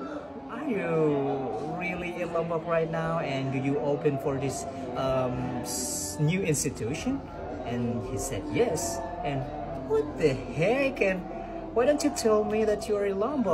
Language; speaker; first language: English; non-native, fluent; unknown